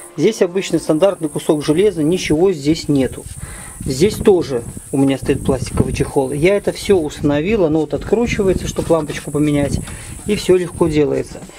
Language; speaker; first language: Russian; native; Russian